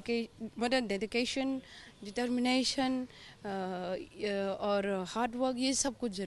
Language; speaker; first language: Hindi; non-native, local second language; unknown